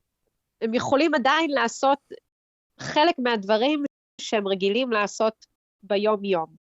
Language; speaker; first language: Hebrew; early bilingual, heritage; Hebrew